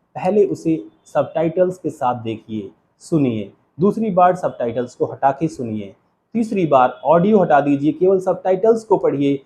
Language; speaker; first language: Hindi; native; Hindi